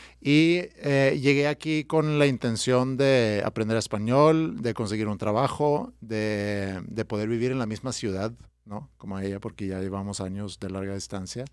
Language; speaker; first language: Spanish; non-native, fluent; Swedish